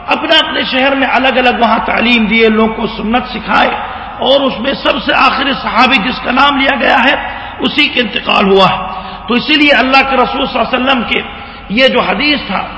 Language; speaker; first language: Urdu; native; Urdu